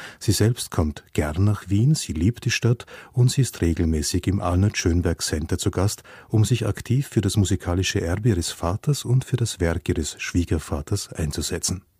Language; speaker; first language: German; native; German